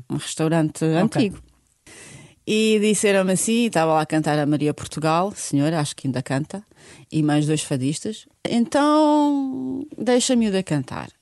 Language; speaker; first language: Portuguese; non-native, fluent; Bosnian